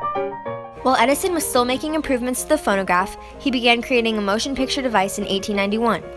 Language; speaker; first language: English; native; English